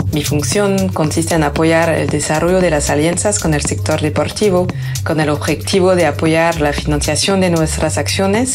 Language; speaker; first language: Spanish; native; Spanish